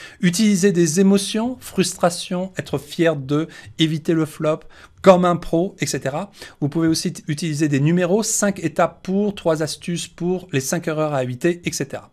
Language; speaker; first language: French; native; French